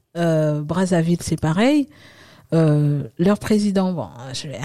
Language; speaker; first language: French; early bilingual, other home language; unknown